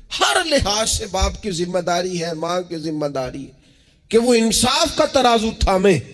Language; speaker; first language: Urdu; non-native, local second language; Punjabi